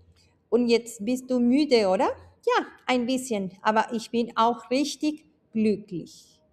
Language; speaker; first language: German; non-native, fluent; Spanish